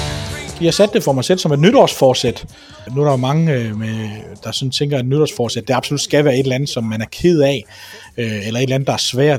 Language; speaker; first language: Danish; native; Danish